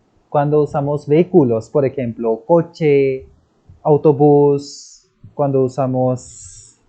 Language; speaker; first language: Spanish; non-native, fluent; Hindi